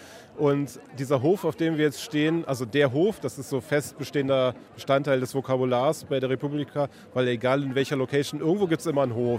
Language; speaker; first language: German; native; German